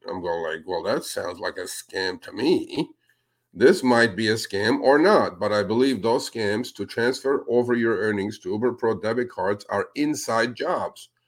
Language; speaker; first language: English; non-native, fluent; Spanish